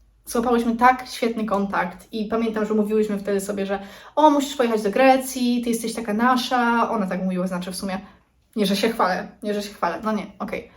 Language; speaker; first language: Polish; native; Polish